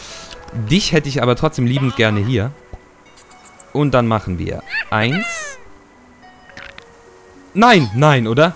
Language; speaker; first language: German; native; German